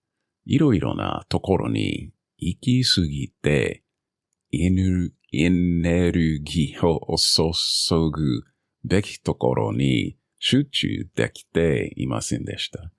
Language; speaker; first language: Japanese; non-native, learner; English